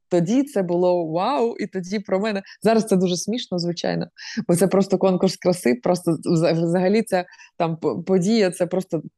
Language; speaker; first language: Ukrainian; non-native, local second language; Russian